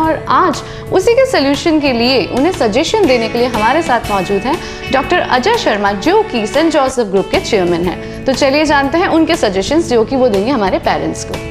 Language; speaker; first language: Hindi; native; Hindi